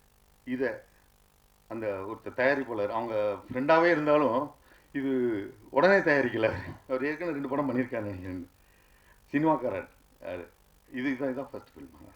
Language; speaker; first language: Tamil; native; Tamil